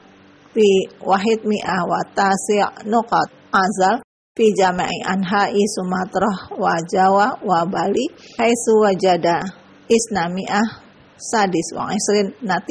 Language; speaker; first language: Arabic; non-native, learner; Indonesian